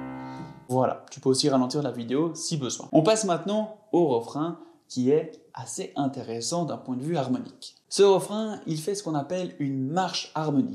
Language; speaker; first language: French; native; French